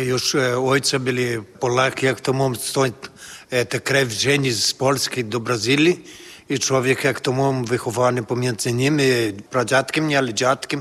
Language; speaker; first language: Polish; early bilingual, heritage; Portuguese